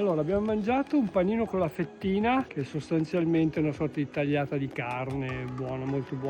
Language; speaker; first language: Italian; native; Italian